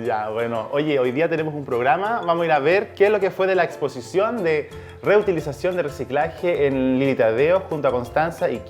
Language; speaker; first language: Spanish; native; Spanish